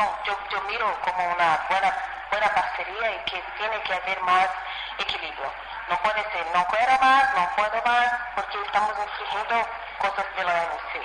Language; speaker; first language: Spanish; non-native, fluent; Portuguese